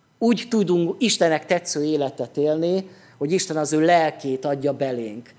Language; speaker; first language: Hungarian; native; Hungarian